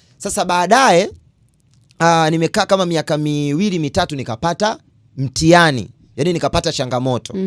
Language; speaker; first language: Swahili; native; Swahili